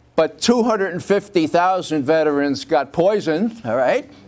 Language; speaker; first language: English; native; English